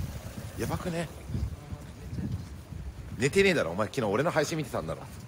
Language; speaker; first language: Japanese; native; Japanese